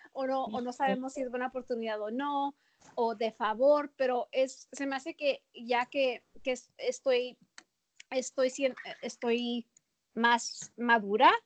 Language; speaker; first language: Spanish; early bilingual, heritage; Spanish